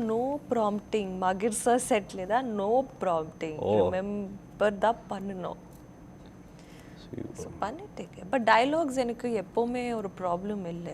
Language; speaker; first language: Tamil; non-native, learner; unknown